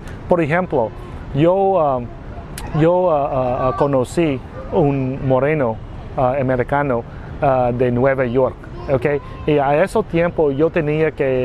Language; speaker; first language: Spanish; non-native, learner; Vietnamese